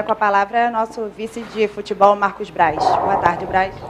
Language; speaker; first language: Portuguese; native; Portuguese